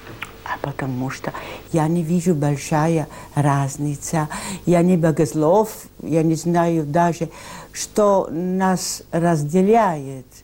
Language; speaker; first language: Russian; non-native, learner; Italian